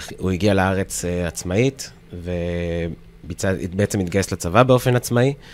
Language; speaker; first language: Hebrew; native; Hebrew